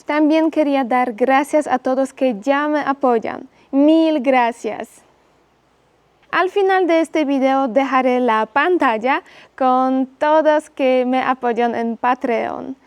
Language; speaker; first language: Spanish; non-native, fluent; Polish